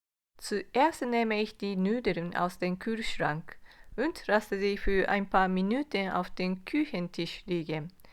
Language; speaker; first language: German; non-native, fluent; Japanese